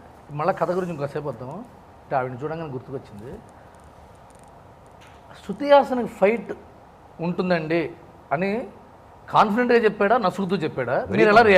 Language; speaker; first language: Telugu; native; Telugu